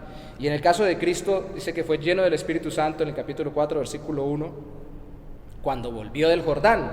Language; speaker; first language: Spanish; native; Spanish